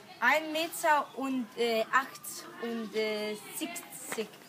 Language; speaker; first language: German; non-native, learner; Danish